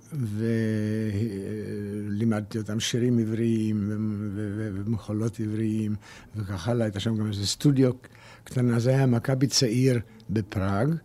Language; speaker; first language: Hebrew; early bilingual, other home language; German